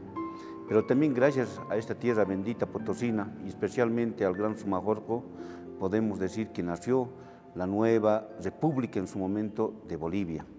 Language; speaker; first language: Spanish; native; Spanish